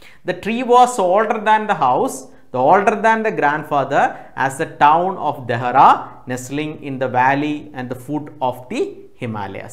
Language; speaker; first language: English; non-native, local second language; Malayalam